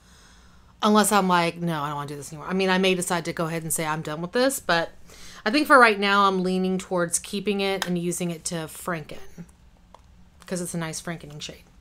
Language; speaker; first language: English; native; English